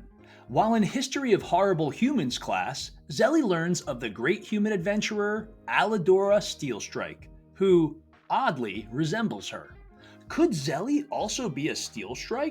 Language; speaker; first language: English; native; English